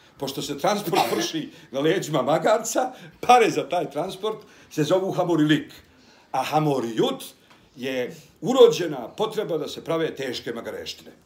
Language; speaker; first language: Serbian; native; Serbian